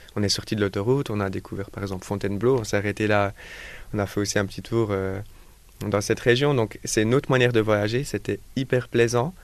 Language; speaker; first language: French; native; French